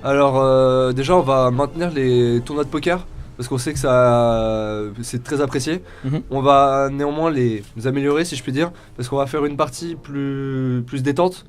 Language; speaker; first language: French; native; French